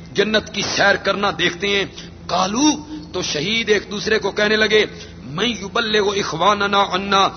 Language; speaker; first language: Urdu; non-native, local second language; Punjabi